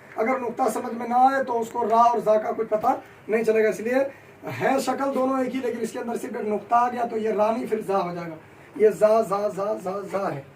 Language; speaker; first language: Hindi; native; Hindi